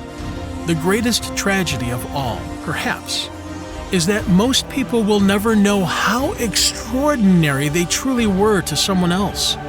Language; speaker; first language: English; native; English